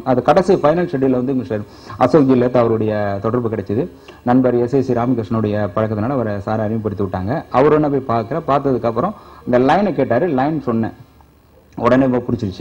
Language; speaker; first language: Tamil; native; Tamil